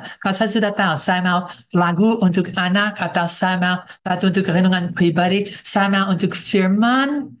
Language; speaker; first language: Indonesian; non-native, fluent; English